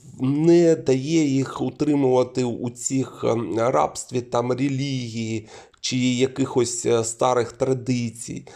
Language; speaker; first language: Ukrainian; non-native, local second language; Russian